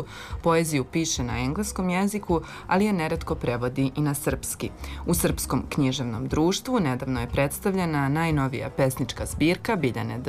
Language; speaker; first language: Serbian; native; Serbian